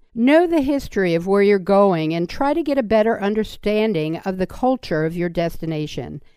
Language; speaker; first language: English; native; English